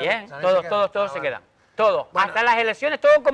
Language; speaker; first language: Spanish; native; Spanish